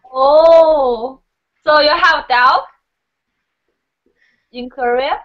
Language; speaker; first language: English; non-native, learner; Chinese